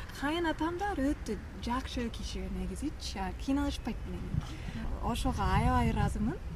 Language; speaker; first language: Kyrgyz; non-native, fluent; English